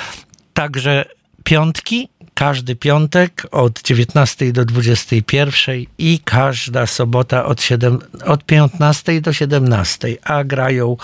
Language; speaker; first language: Polish; native; Polish